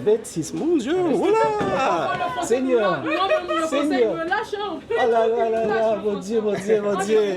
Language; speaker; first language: French; native; French